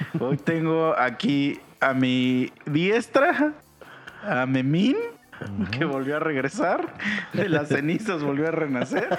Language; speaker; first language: Spanish; native; Spanish